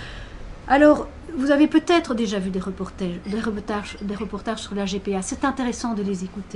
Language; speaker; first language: French; native; French